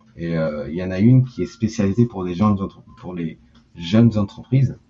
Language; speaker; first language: French; early bilingual, heritage; Japanese